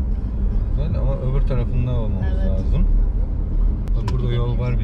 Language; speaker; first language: Turkish; native; Turkish